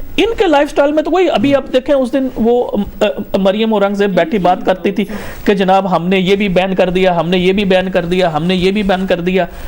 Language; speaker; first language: Urdu; non-native, local second language; Punjabi